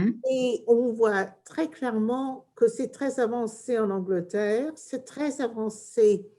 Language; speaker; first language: French; early bilingual, heritage; English